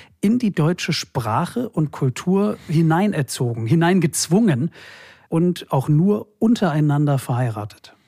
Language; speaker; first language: German; native; German